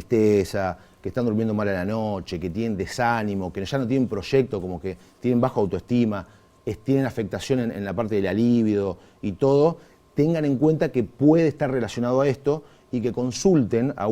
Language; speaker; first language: Spanish; native; Spanish